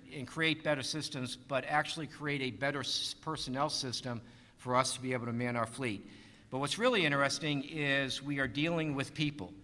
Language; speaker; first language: English; native; English